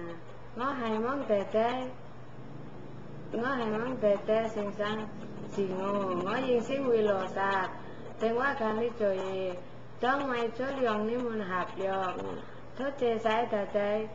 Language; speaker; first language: Cantonese; non-native, learner; Indonesian